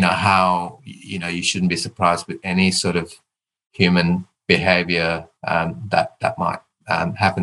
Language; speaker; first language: English; non-native, local second language; Tamil